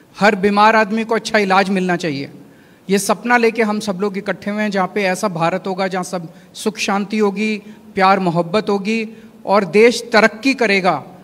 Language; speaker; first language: Hindi; native; Hindi